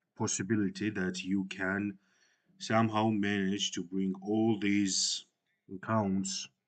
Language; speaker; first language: English; non-native, fluent; Georgian